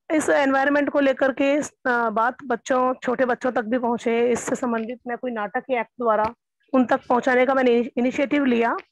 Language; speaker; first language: Hindi; native; Hindi